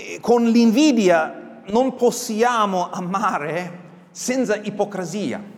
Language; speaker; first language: Italian; non-native, fluent; English